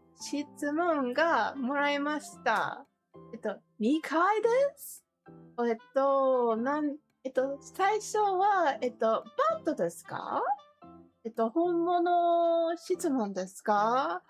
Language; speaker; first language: Japanese; non-native, learner; English